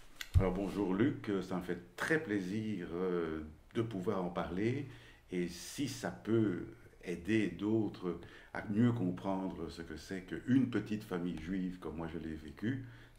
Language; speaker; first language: French; native; French